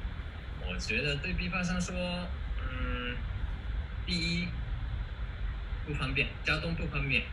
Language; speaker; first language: Chinese; non-native, fluent; Japanese